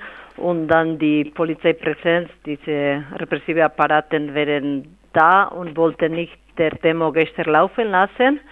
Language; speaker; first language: German; non-native, fluent; Spanish